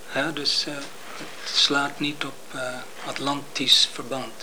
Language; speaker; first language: Dutch; non-native, fluent; English